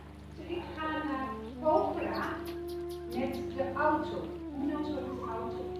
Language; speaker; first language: Dutch; non-native, learner; Nepali